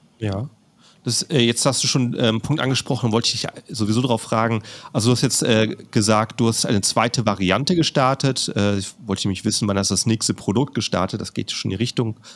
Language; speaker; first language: German; native; German